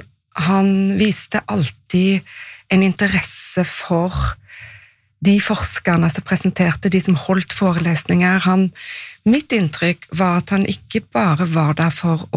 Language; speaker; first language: Norwegian; native; Norwegian